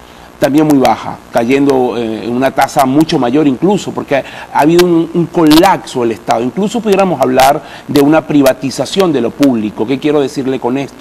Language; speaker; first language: Spanish; native; Spanish